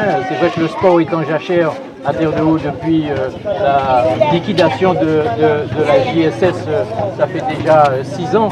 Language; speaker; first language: French; native; French